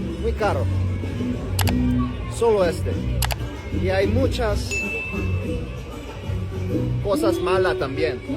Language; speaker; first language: Spanish; non-native, learner; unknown